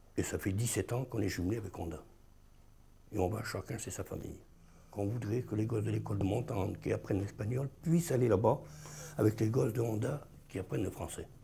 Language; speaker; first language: French; early bilingual, other home language; Spanish